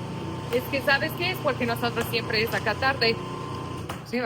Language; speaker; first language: Spanish; non-native, learner; English